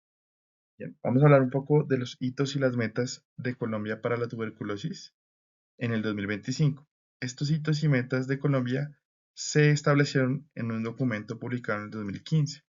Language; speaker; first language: Spanish; native; Spanish